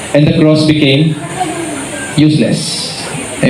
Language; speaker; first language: English; non-native, local second language; Filipino